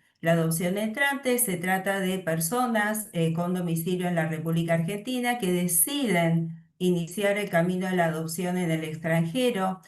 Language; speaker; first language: Spanish; native; Spanish